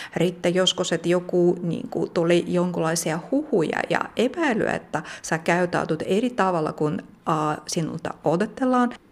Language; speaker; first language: Finnish; non-native, fluent; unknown